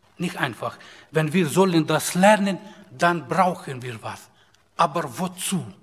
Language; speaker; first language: German; non-native, fluent; Russian